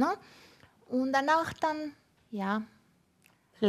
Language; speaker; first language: German; non-native, fluent; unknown